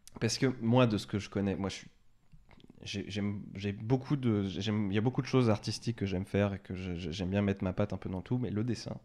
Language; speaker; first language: French; native; French